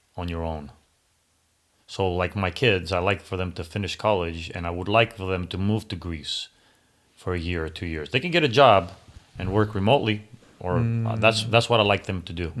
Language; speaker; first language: English; early bilingual, other home language; Greek